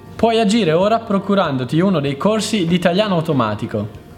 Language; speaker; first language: Italian; native; Italian